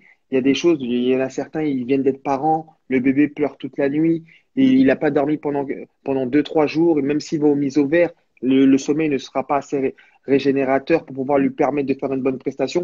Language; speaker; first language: French; native; French